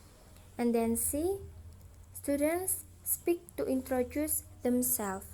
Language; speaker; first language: English; non-native, learner; Indonesian